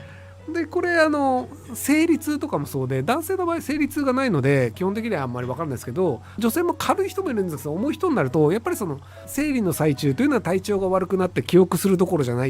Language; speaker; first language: Japanese; native; Japanese